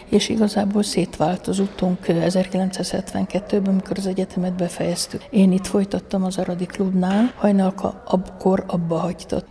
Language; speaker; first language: Hungarian; native; Hungarian